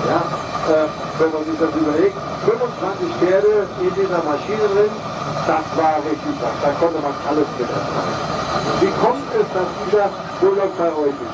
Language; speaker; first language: German; native; German